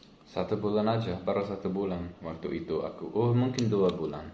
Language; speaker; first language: Indonesian; non-native, learner; English